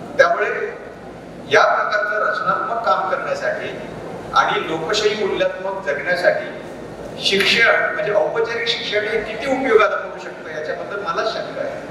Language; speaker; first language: Marathi; native; Marathi